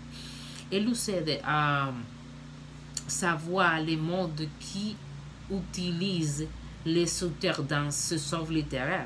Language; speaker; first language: French; non-native, learner; Spanish